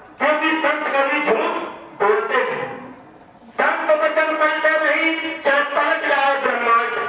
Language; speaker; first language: Hindi; native; Hindi